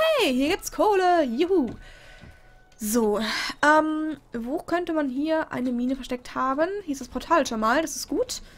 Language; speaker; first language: German; native; German